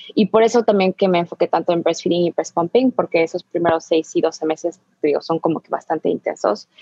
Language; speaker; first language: Spanish; native; Spanish